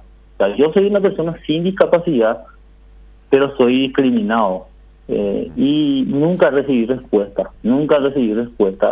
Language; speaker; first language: Spanish; native; Spanish